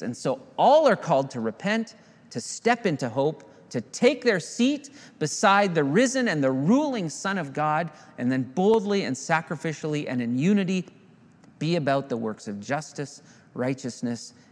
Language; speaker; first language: English; native; English